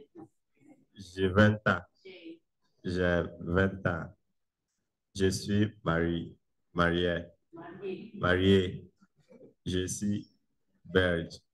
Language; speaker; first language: French; non-native, learner; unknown